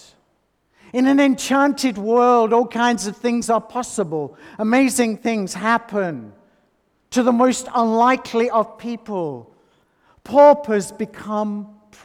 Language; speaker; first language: English; native; English